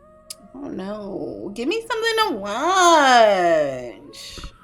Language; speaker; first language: English; native; English